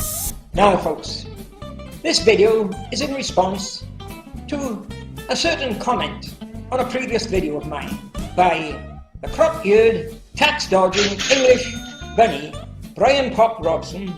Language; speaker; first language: English; native; English